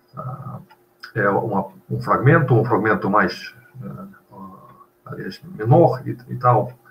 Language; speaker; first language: Portuguese; non-native, fluent; Russian